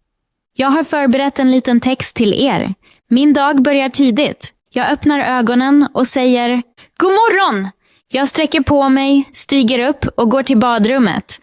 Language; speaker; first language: Swedish; non-native, fluent; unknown